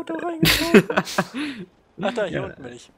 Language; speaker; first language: German; native; German